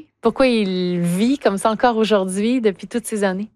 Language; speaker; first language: French; native; French